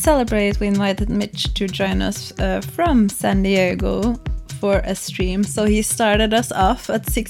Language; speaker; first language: English; non-native, fluent; Norwegian